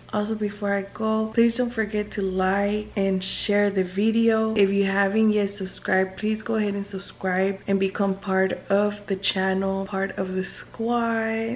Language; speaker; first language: English; early bilingual, other home language; Spanish